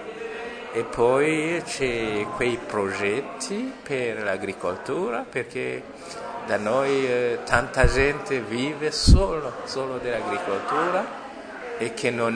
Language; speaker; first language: Italian; non-native, fluent; Rundi